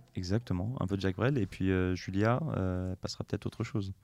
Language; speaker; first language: French; native; French